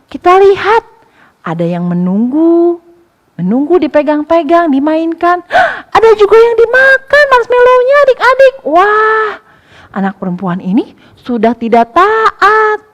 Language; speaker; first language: Indonesian; native; Indonesian